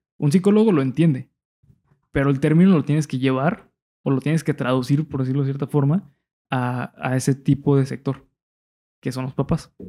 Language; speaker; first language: Spanish; native; Spanish